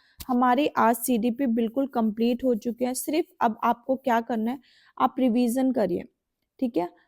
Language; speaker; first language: Hindi; native; Hindi